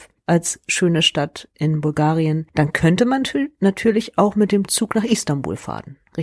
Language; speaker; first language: German; native; German